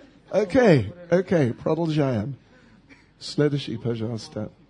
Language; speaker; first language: Russian; non-native, learner; English